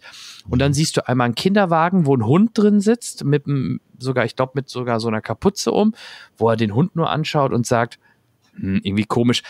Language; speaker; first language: German; native; German